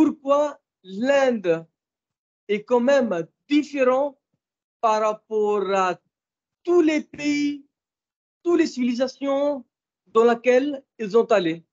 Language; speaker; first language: French; non-native, fluent; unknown